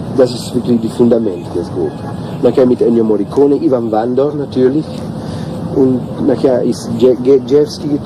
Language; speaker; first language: German; non-native, learner; Italian